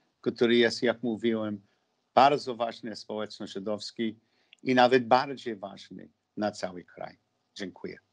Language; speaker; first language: Polish; non-native, learner; English